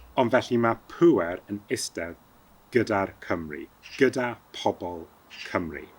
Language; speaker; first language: Welsh; early bilingual, heritage; Welsh